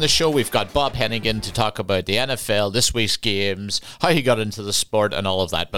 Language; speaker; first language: English; native; English